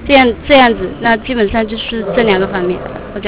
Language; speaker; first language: Chinese; native; Chinese